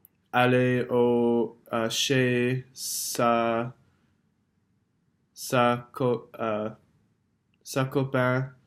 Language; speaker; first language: French; non-native, learner; English